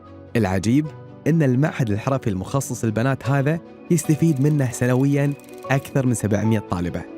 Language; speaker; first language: Arabic; native; Arabic